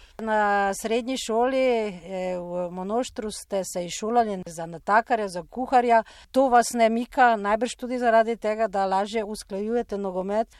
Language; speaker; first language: Slovenian; native; Slovenian